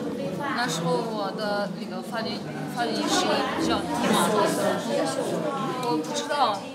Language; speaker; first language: Chinese; non-native, local second language; Uyghur